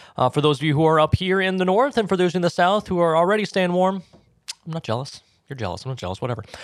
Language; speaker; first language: English; native; English